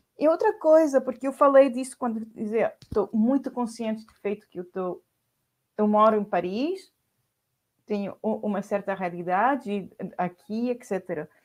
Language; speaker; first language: Portuguese; non-native, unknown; Spanish